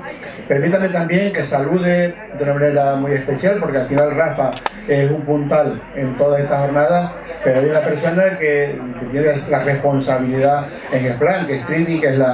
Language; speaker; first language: Spanish; native; Spanish